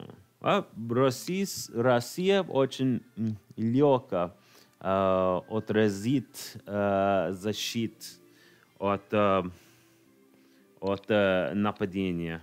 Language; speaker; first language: Russian; non-native, learner; English